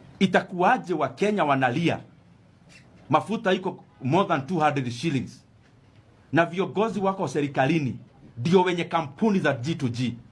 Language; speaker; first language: Swahili; non-native, local second language; Kikuyu